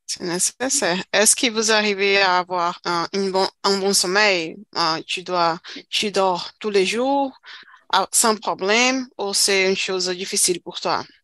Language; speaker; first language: French; non-native, fluent; Portuguese